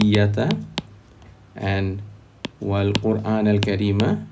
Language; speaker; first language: Arabic; non-native, fluent; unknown